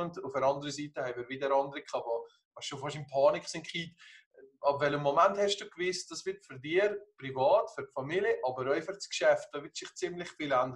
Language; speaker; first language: German; native; German